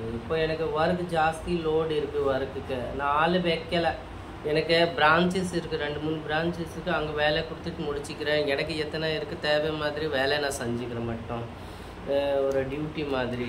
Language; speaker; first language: Tamil; non-native, fluent; Hindi